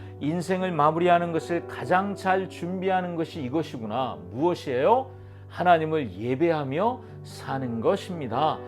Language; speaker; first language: Korean; native; Korean